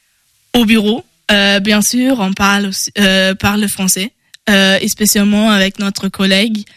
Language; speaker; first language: French; non-native, learner; German